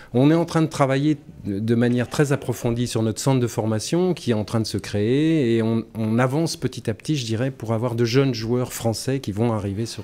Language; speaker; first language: French; native; French